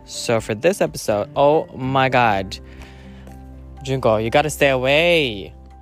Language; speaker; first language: English; non-native, local second language; Filipino